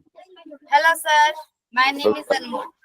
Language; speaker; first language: English; non-native, learner; Hindi